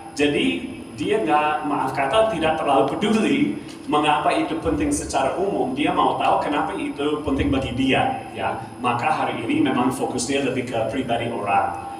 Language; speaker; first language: Indonesian; non-native, fluent; English